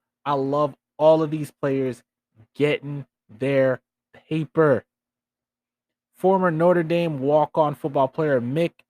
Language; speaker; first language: English; native; English